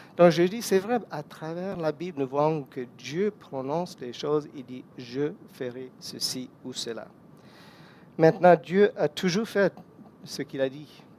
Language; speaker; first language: French; non-native, fluent; English